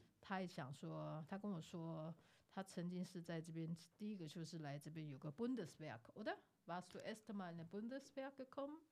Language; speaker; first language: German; non-native, fluent; Chinese